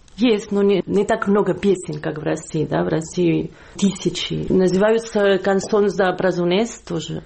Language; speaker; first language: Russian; non-native, fluent; Catalan